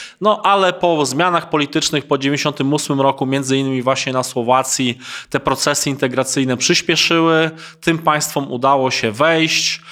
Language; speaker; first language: Polish; native; Polish